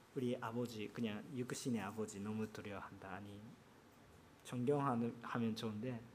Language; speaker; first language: Korean; non-native, fluent; Japanese